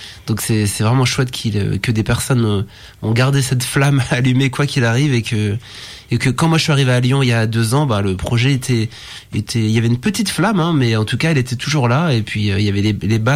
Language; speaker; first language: French; native; French